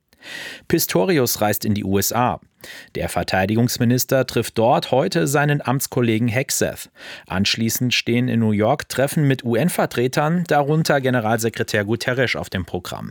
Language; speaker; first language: German; native; German